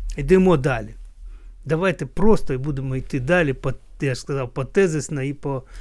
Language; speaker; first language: Ukrainian; non-native, local second language; Russian